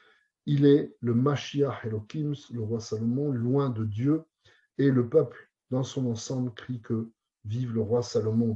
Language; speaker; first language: French; native; French